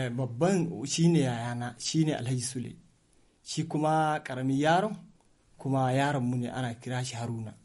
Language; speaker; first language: Hausa; non-native, local second language; Fula